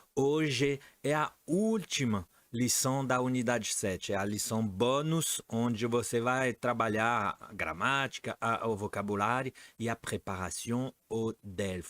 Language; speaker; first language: Portuguese; non-native, fluent; French